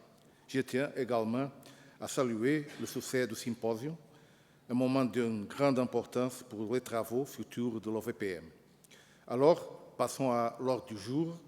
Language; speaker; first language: French; non-native, fluent; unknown